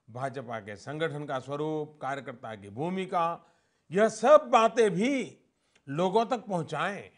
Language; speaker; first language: Hindi; non-native, local second language; Gujarati